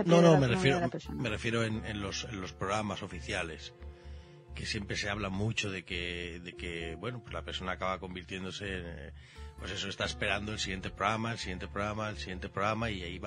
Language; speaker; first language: Spanish; native; Spanish